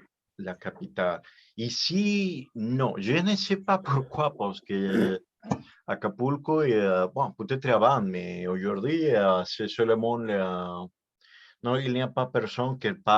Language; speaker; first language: French; non-native, learner; Spanish